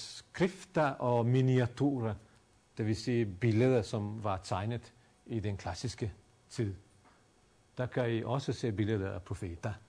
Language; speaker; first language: Danish; non-native, fluent; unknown